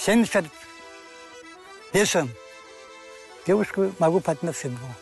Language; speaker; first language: Russian; non-native, local second language; Karachay-Balkar